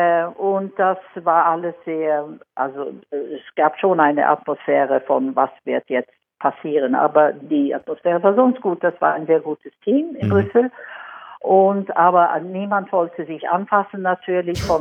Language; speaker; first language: German; non-native, fluent; Swedish